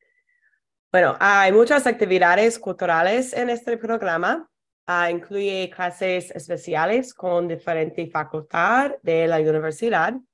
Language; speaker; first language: Spanish; non-native, fluent; English